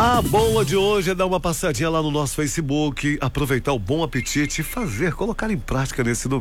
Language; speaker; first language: Portuguese; native; Portuguese